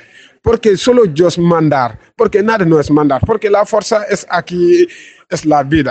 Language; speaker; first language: Spanish; non-native, learner; Wolof